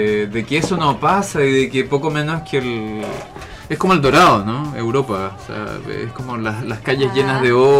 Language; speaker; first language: Spanish; native; Spanish